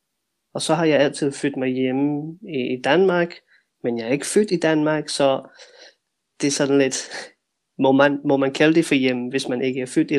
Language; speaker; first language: Danish; early bilingual, heritage; Danish